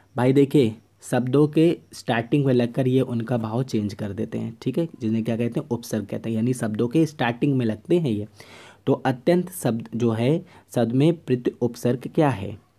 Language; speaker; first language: Hindi; native; Hindi